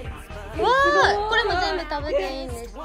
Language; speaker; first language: Japanese; native; Japanese